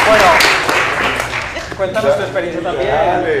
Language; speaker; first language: Spanish; native; Spanish